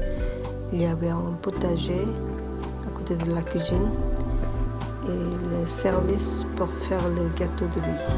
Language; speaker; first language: French; non-native, learner; Korean